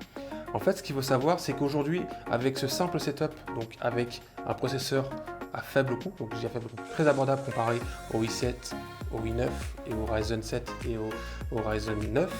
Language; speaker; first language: French; native; French